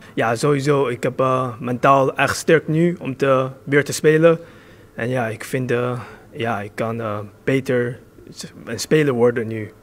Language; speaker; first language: Dutch; early bilingual, other home language; Chinese